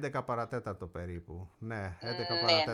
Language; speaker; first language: Greek; native; Greek